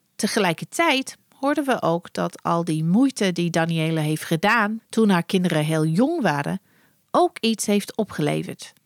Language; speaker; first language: Dutch; non-native, fluent; English